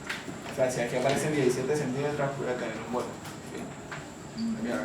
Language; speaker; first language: Spanish; native; Spanish